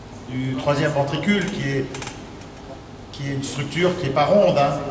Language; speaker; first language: French; native; French